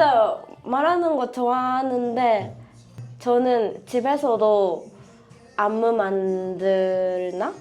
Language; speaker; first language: Korean; non-native, learner; Japanese